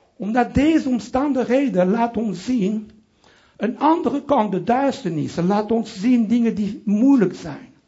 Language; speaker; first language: Dutch; non-native, fluent; French